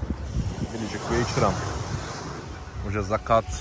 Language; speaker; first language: Russian; non-native, learner; Turkish